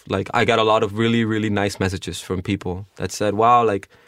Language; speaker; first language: English; early bilingual, other home language; Spanish